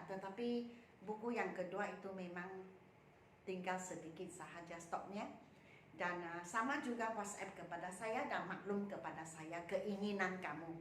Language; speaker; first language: Indonesian; non-native, local second language; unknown